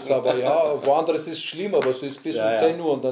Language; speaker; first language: German; non-native, learner; Greek